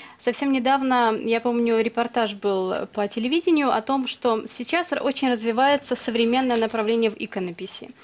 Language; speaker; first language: Russian; native; Russian